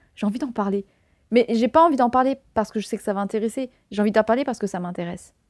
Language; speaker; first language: French; native; French